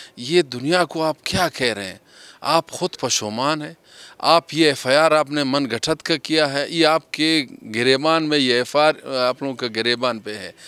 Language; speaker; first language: Urdu; non-native, local second language; Baluchi